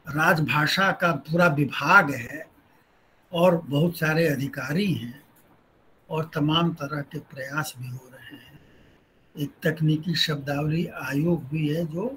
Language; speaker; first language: Hindi; native; Hindi